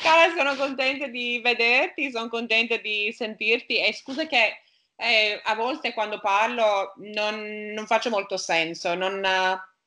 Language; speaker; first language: Italian; non-native, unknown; English